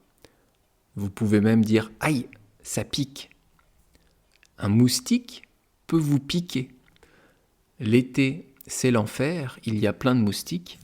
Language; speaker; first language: French; native; French